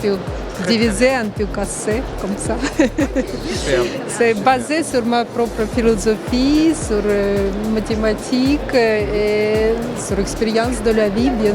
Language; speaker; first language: French; non-native, learner; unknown